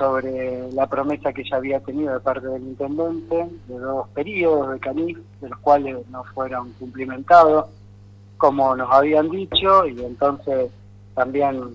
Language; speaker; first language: Spanish; native; Spanish